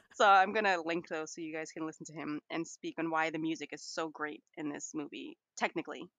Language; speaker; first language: English; native; English